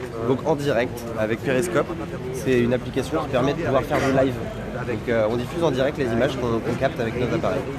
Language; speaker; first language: French; native; French